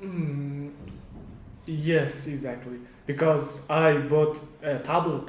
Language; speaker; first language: English; non-native, learner; Kazakh